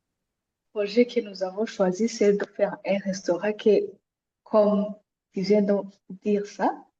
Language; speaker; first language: French; non-native, local second language; Rundi